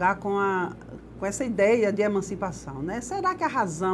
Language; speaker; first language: Portuguese; native; Portuguese